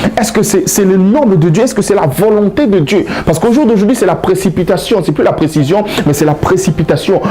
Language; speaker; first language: French; non-native, local second language; Lingala